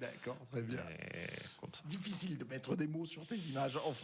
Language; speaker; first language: French; native; French